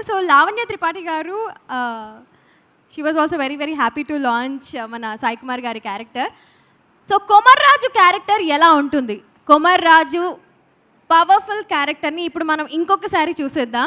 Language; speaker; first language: Telugu; native; Telugu